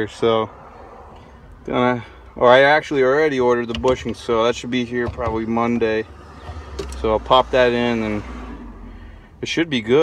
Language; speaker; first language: English; native; English